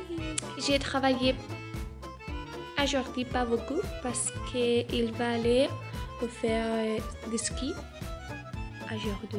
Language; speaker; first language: French; non-native, learner; Spanish